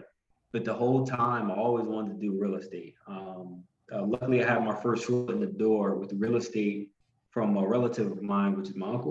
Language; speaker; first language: English; native; English